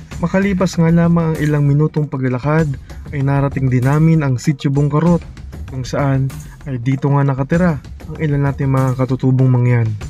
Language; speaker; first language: Filipino; native; Filipino